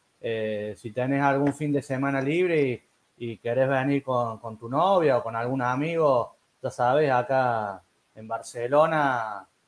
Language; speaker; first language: Spanish; native; Spanish